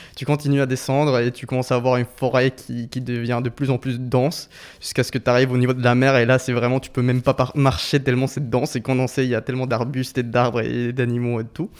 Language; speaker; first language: French; non-native, fluent; Spanish